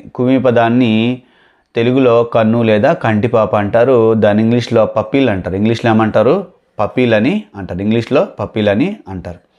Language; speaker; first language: Telugu; non-native, local second language; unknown